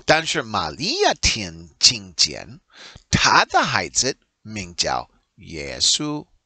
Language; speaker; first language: Chinese; non-native, learner; English